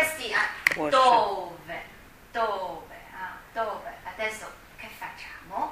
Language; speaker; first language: Italian; non-native, learner; Chinese